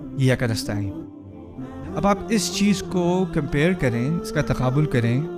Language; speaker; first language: Urdu; early bilingual, heritage; Urdu